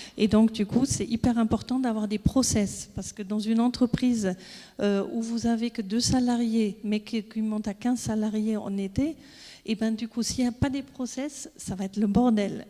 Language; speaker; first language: French; non-native, fluent; German